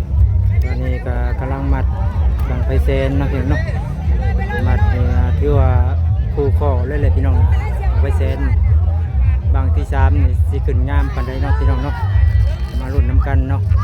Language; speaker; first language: Thai; non-native, local second language; Lao